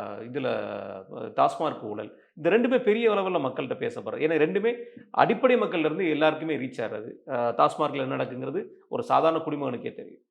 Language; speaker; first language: Tamil; native; Tamil